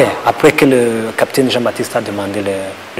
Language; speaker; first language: French; non-native, learner; Kinyarwanda